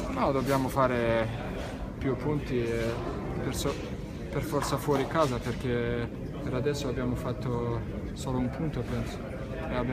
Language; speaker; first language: Italian; non-native, fluent; Bosnian